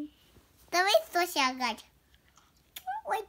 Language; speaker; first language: Russian; early bilingual, heritage; Russian